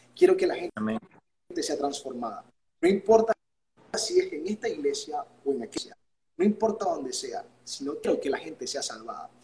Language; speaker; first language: Spanish; native; Spanish